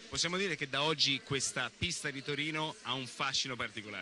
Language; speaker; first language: Italian; native; Italian